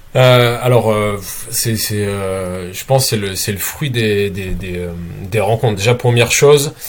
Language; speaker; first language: French; native; French